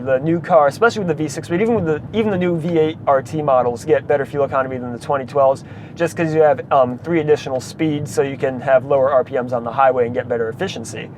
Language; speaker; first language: English; native; English